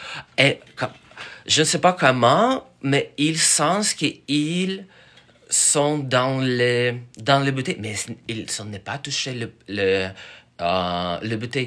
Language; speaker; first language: French; non-native, learner; Russian